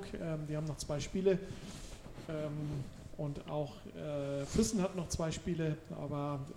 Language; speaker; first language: German; native; German